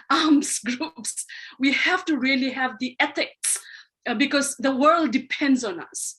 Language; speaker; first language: English; non-native, local second language; Manipuri